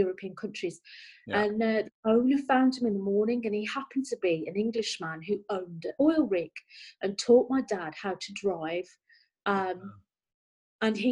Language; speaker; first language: English; native; English